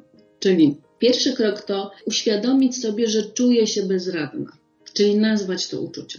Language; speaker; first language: Polish; native; Polish